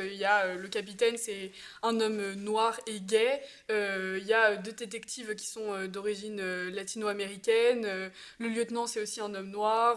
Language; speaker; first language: French; native; French